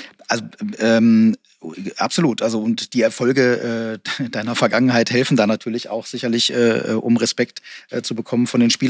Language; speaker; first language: German; native; German